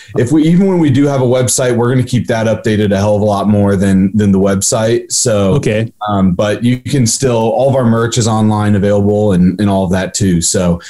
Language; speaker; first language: English; native; English